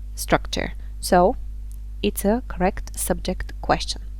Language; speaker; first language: English; non-native, fluent; Bulgarian